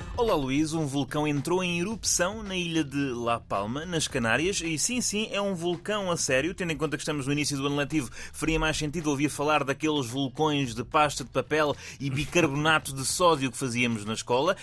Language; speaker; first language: Portuguese; native; Portuguese